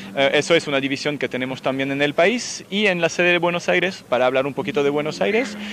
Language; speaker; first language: Spanish; non-native, fluent; French